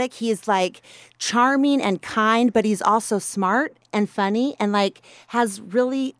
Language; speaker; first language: English; native; English